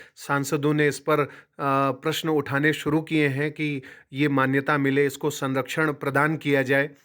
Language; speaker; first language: Hindi; native; Hindi